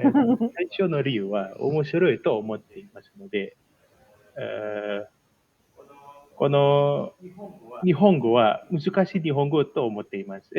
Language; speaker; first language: Japanese; non-native, learner; Indonesian